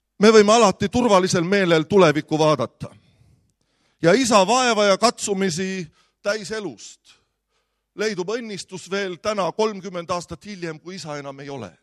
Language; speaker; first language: Estonian; native; Estonian